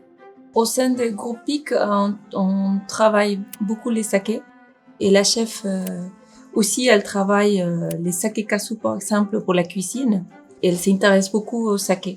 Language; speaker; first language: French; non-native, fluent; Spanish